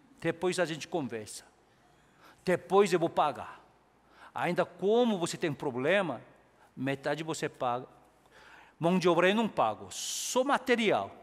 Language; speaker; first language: Portuguese; non-native, fluent; Korean